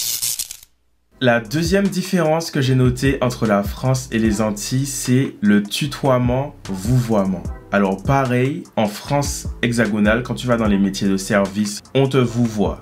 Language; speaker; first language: French; native; French